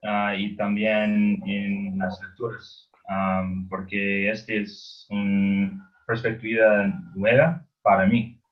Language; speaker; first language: Spanish; non-native, learner; English